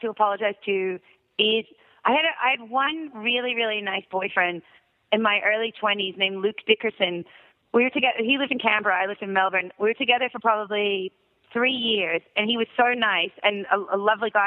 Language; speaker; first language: English; native; English